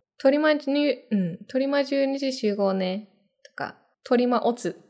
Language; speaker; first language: Japanese; native; Japanese